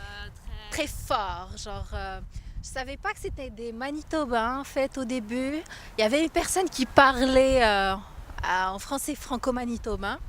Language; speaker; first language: French; non-native, local second language; Arabic